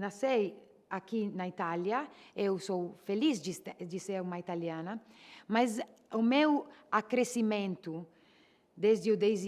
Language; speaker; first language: Portuguese; non-native, learner; Italian